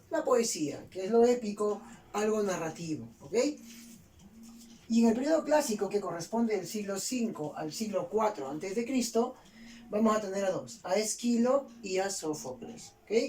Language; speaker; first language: Spanish; native; Spanish